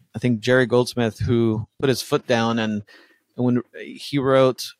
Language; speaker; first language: English; early bilingual, other home language; Spanish